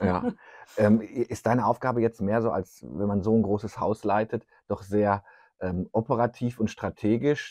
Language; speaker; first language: German; native; German